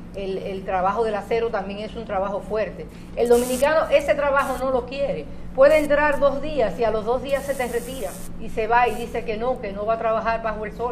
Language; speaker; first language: Spanish; native; Spanish